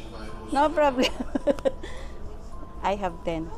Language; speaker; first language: English; non-native, local second language; Filipino